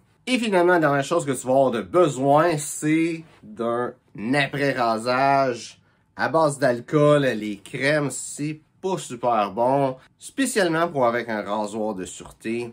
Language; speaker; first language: French; native; French